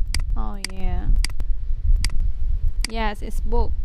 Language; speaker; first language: English; non-native, fluent; Vietnamese